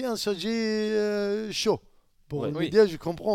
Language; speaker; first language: French; non-native, learner; Arabic